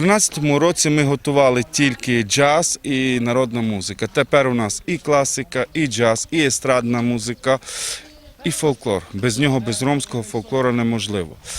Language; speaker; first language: Ukrainian; non-native, local second language; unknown